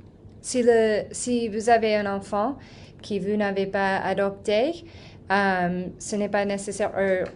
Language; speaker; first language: French; non-native, learner; English